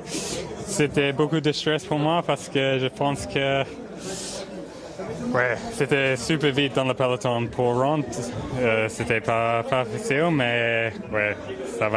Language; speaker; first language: French; non-native, learner; English